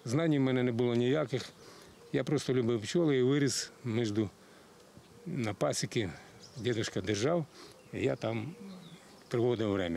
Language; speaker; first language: Ukrainian; native; Ukrainian